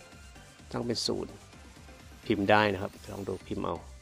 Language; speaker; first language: Thai; native; Thai